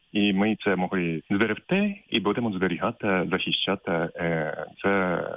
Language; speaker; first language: Ukrainian; non-native, fluent; Japanese